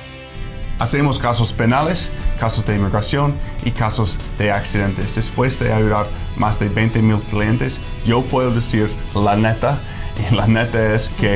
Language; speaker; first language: Spanish; non-native, fluent; English